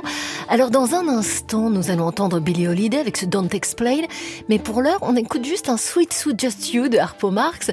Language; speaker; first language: French; native; French